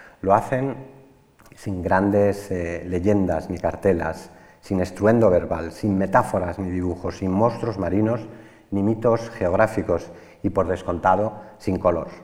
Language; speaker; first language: Spanish; native; Spanish